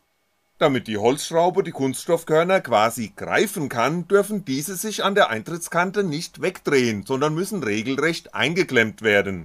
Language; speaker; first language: German; native; German